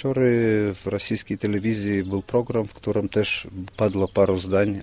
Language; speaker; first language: Polish; non-native, fluent; Russian